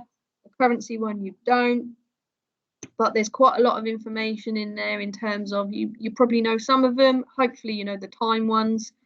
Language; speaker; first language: English; native; English